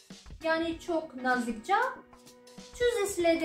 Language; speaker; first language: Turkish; non-native, learner; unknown